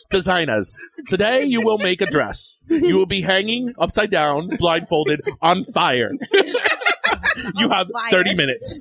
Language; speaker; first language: English; early bilingual, other home language; Spanish